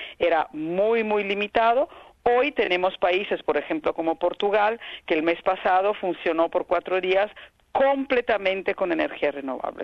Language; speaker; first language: Spanish; non-native, fluent; Italian